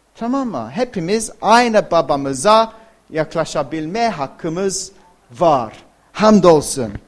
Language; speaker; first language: Turkish; non-native, fluent; English